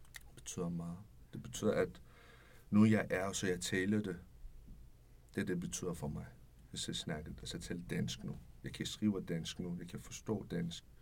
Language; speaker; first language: Danish; non-native, learner; Persian